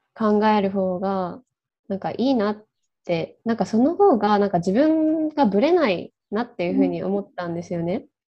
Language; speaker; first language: Japanese; native; Japanese